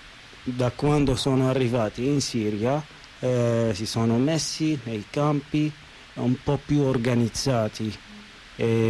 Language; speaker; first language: Italian; non-native, learner; Arabic